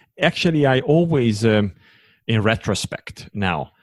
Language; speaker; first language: English; non-native, fluent; Hungarian